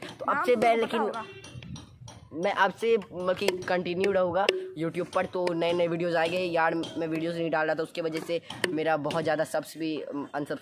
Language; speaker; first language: Hindi; native; Hindi